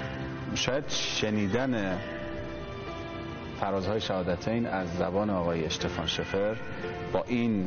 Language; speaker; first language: Persian; native; Persian